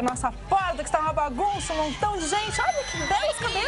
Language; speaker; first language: Portuguese; native; Portuguese